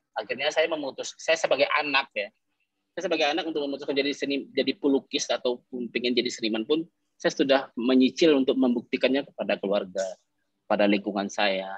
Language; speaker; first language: Indonesian; non-native, local second language; Minangkabau